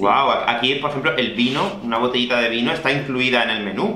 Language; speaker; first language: Spanish; native; Spanish